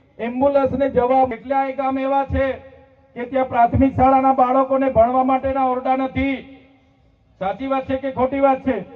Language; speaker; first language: Gujarati; non-native, local second language; Vasavi